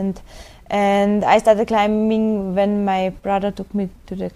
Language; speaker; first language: English; non-native, fluent; German